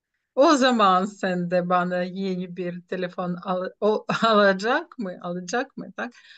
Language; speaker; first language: Turkish; non-native, fluent; Ukrainian